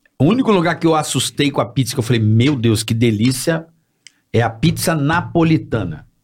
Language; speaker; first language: Portuguese; native; Portuguese